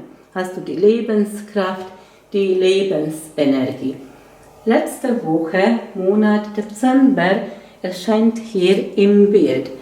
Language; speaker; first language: German; non-native, fluent; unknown